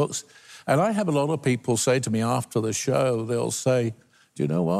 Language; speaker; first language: English; native; English